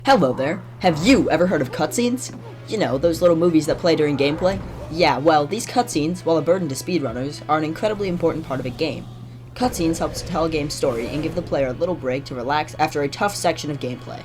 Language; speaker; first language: English; native; English